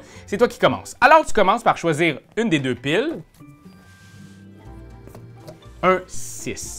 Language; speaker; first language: French; native; French